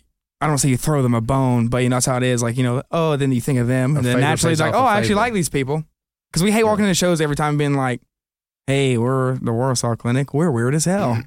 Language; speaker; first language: English; native; English